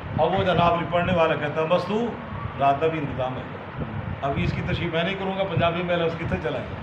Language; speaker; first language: Urdu; non-native, local second language; Punjabi